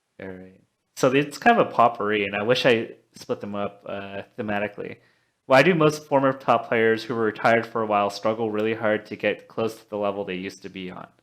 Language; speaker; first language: English; native; English